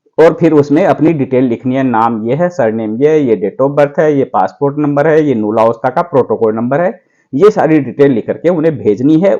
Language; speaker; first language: Hindi; native; Hindi